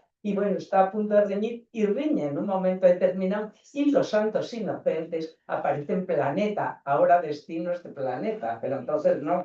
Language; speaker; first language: Spanish; native; Spanish